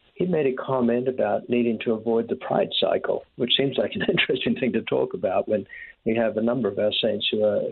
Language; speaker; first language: English; native; English